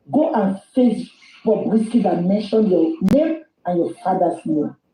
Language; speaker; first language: English; non-native, local second language; Yoruba